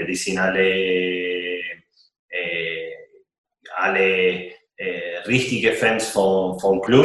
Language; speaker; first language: German; non-native, fluent; Spanish